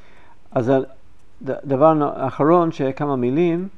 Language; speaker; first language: Hebrew; non-native, fluent; English